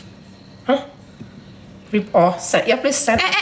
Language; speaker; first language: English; non-native, fluent; Indonesian